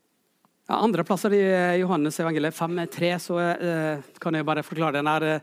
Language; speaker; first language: Norwegian; non-native, fluent; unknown